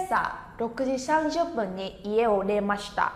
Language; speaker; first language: Japanese; non-native, fluent; Vietnamese